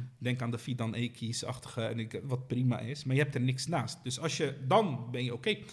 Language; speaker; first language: Dutch; early bilingual, other home language; Arabic